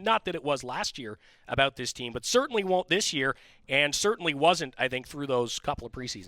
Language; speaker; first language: English; native; English